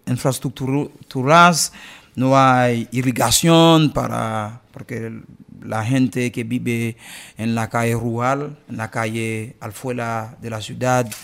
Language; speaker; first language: Spanish; non-native, learner; Haitian Creole